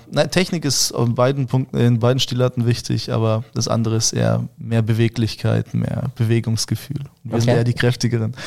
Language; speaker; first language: German; early bilingual, other home language; Russian